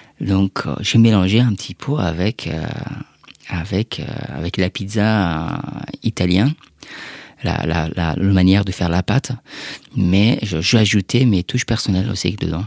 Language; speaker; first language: French; non-native, fluent; Persian